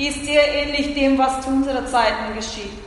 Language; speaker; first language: German; non-native, fluent; Russian